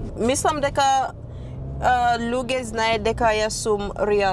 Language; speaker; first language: Macedonian; non-native, learner; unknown